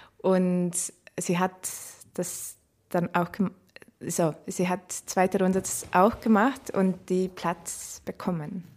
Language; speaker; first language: German; non-native, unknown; Estonian